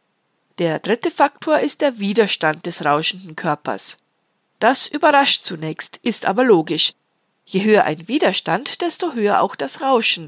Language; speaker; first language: German; native; German